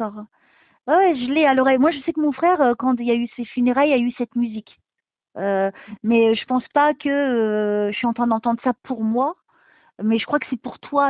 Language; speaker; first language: French; native; French